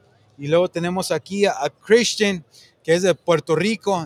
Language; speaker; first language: Spanish; native; Spanish